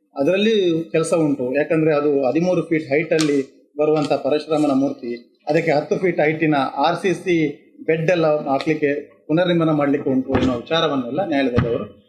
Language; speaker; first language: Kannada; native; Kannada